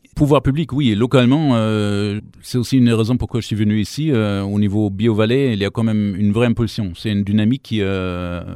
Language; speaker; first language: French; non-native, fluent; German